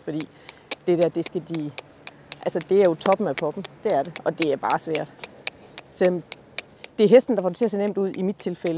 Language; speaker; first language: Danish; native; Danish